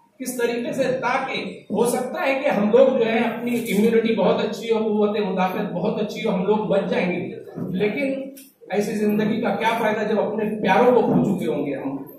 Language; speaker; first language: Urdu; native; Urdu